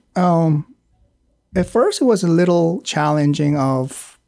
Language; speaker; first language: English; non-native, fluent; Korean